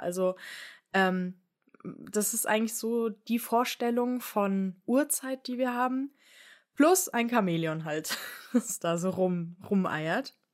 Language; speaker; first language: German; native; German